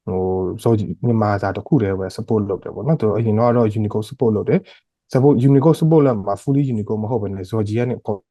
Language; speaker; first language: Burmese; non-native, local second language; Karen languages